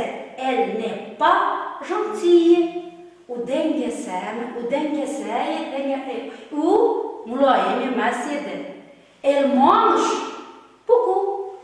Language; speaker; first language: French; non-native, learner; Uzbek